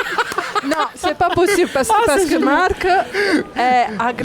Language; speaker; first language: French; non-native, learner; Italian